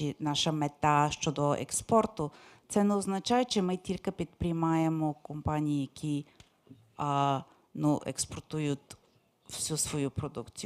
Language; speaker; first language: Ukrainian; non-native, fluent; English